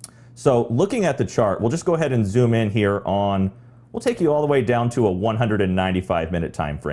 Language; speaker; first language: English; native; English